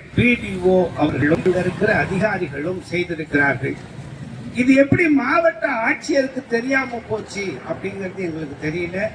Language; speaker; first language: Tamil; native; Tamil